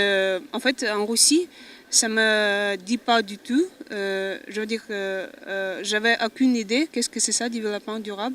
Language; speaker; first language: French; non-native, fluent; Russian